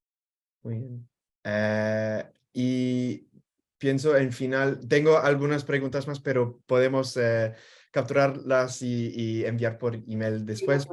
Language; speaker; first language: Spanish; non-native, fluent; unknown